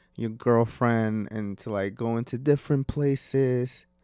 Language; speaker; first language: English; non-native, fluent; Spanish